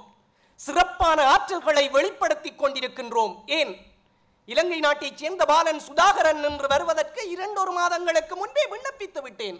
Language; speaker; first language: Tamil; native; Tamil